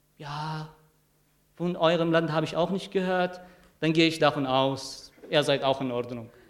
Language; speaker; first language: German; non-native, fluent; Arabic